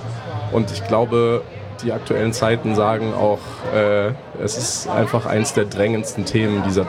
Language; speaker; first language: German; native; German